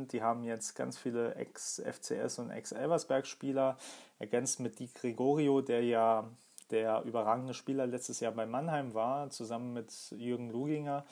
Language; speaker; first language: German; native; German